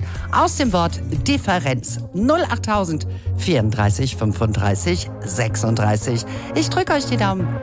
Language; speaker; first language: German; native; German